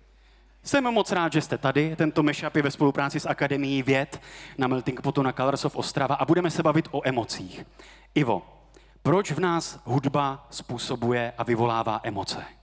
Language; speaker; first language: Czech; native; Czech